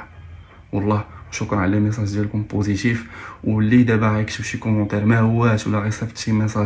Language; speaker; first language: Arabic; native; Arabic